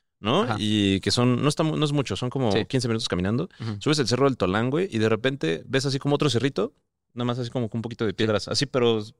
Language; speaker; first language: Spanish; native; Spanish